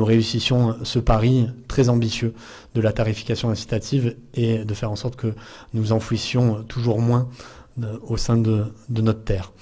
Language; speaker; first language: French; native; French